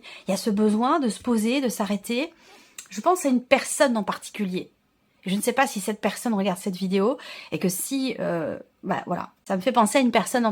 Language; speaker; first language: French; native; French